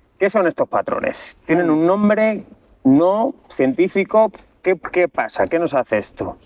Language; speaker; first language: Spanish; native; Spanish